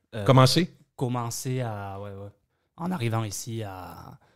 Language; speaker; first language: French; native; French